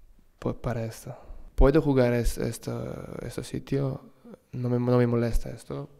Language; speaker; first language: Spanish; non-native, learner; Serbian